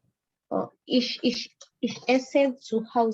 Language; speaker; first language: German; non-native, learner; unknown